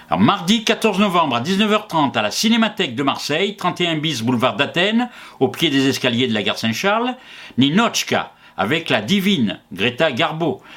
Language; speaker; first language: French; native; French